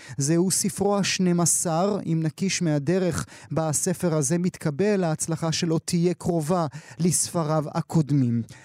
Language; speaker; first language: Hebrew; native; Hebrew